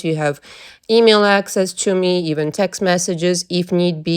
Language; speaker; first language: English; non-native, fluent; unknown